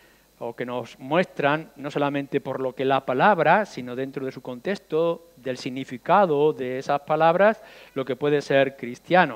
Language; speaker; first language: Spanish; native; Spanish